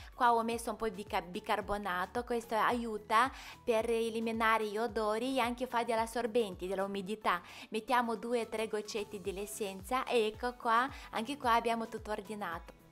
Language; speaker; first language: Italian; non-native, fluent; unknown